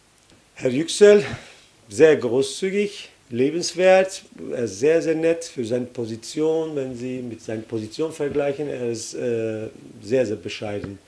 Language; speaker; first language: German; non-native, fluent; Turkish